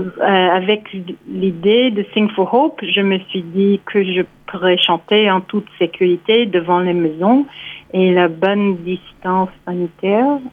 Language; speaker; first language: French; non-native, fluent; English